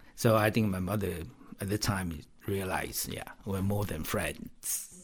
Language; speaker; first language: English; non-native, fluent; Chinese